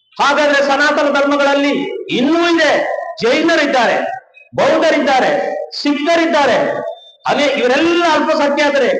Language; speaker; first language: Kannada; non-native, local second language; Kodava